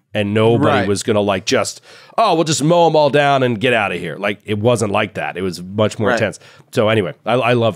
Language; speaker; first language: English; native; English